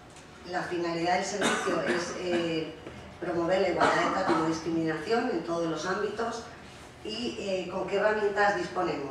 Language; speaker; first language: Spanish; native; Spanish